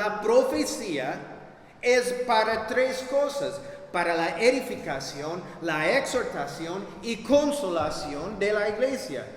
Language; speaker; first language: Spanish; non-native, fluent; English